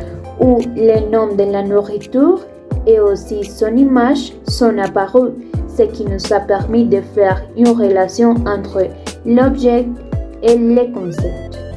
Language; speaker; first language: French; non-native, fluent; Spanish